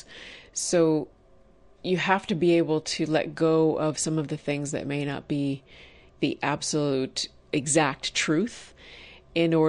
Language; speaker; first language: English; native; English